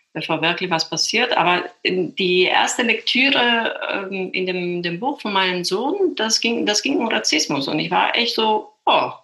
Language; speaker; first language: German; non-native, fluent; Italian